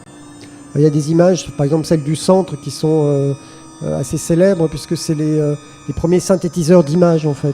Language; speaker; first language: French; native; French